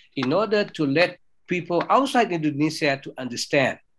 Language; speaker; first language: Indonesian; early bilingual, heritage; Thai